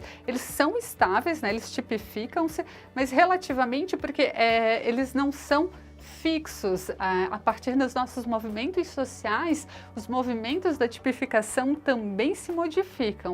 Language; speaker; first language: Portuguese; native; Portuguese